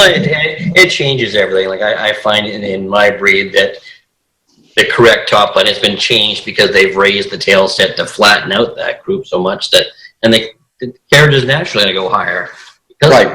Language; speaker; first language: English; native; English